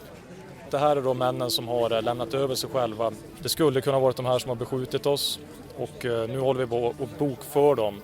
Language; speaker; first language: Swedish; native; Swedish